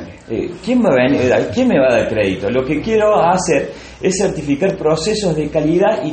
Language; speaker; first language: Spanish; native; Spanish